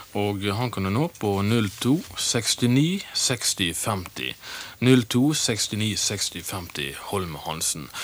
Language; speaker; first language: Norwegian; native; Norwegian